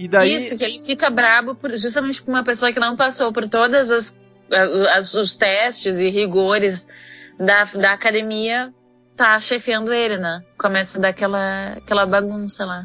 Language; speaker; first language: Portuguese; native; Portuguese